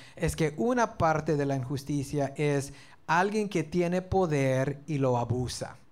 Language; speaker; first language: Spanish; early bilingual, heritage; Spanish